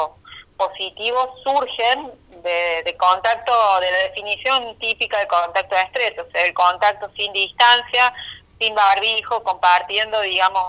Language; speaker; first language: Spanish; native; Spanish